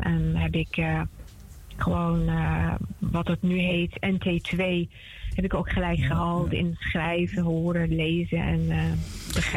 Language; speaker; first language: Dutch; non-native, fluent; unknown